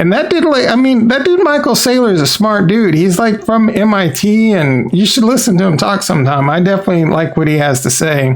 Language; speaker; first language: English; native; English